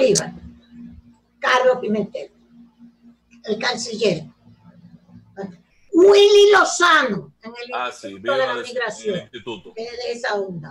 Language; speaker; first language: Spanish; native; Spanish